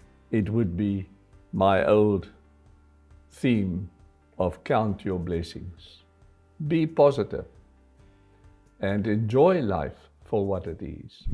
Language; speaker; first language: English; non-native, local second language; Afrikaans